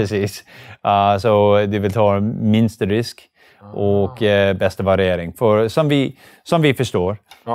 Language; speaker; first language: Swedish; non-native, learner; English